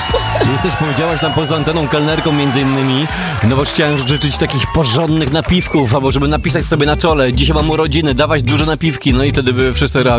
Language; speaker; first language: Polish; native; Polish